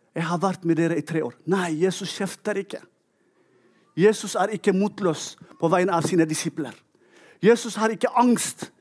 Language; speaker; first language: Norwegian; non-native, fluent; Tigrinya